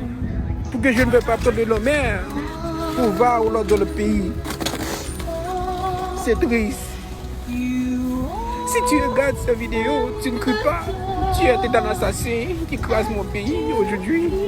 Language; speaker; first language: French; non-native, local second language; Haitian Creole